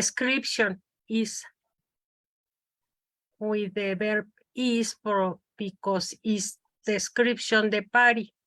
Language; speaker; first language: English; non-native, learner; Spanish